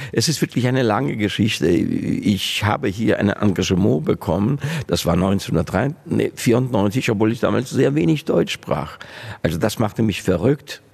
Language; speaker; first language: German; non-native, fluent; Georgian